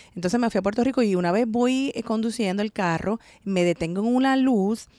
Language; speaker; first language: Spanish; native; Spanish